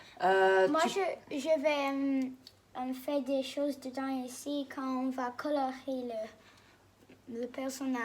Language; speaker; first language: French; non-native, learner; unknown